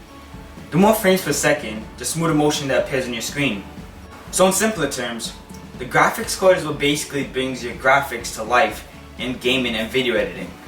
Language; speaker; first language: English; native; English